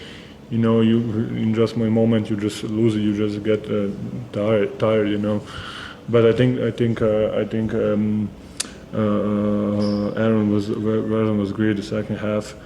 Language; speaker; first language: English; non-native, fluent; Serbian